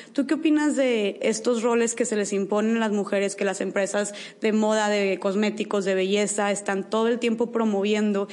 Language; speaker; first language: Spanish; native; Spanish